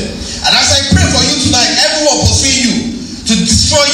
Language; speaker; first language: English; non-native, local second language; Yoruba